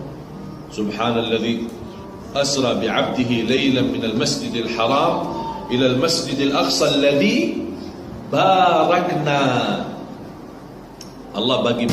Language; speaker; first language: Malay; non-native, fluent; Arabic